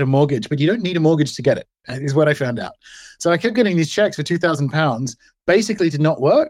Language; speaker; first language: English; native; English